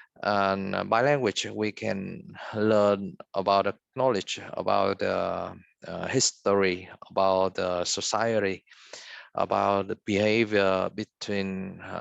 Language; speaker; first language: English; non-native, fluent; Vietnamese